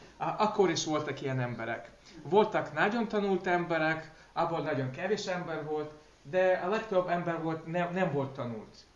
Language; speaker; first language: Hungarian; non-native, learner; Russian